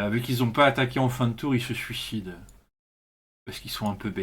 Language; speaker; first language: French; native; French